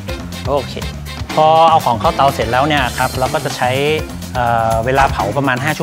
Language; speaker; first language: Thai; native; Thai